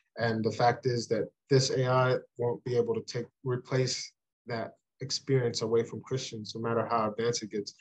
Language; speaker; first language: English; early bilingual, other home language; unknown